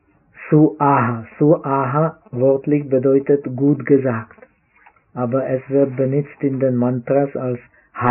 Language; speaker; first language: German; non-native, fluent; Czech